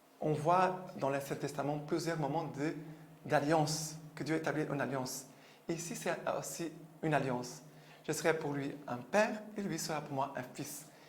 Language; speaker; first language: French; non-native, fluent; Portuguese